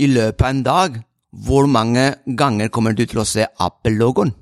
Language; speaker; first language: Norwegian; non-native, fluent; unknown